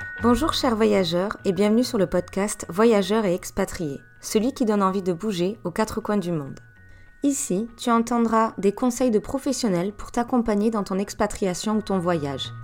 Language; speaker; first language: French; native; French